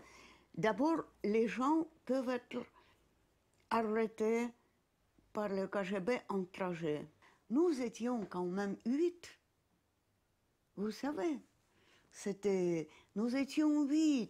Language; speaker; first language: French; non-native, fluent; Russian